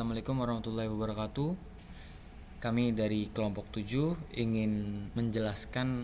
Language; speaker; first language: Indonesian; native; Indonesian